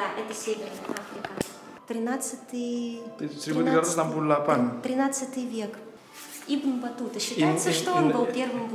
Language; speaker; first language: Russian; native; Russian